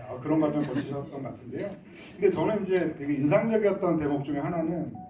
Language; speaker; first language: Korean; native; Korean